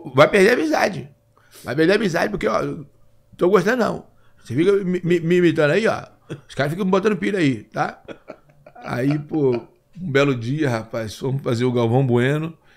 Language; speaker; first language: Portuguese; native; Portuguese